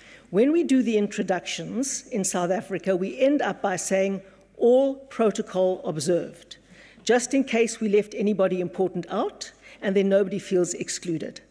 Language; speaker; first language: English; native; English